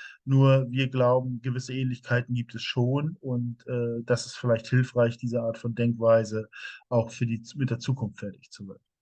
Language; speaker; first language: German; native; German